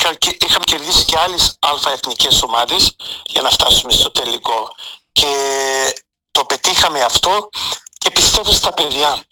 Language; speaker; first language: Greek; early bilingual, heritage; Greek